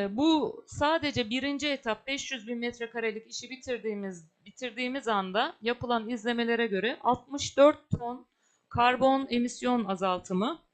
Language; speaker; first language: Turkish; native; Turkish